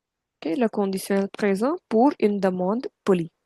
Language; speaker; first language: French; non-native, fluent; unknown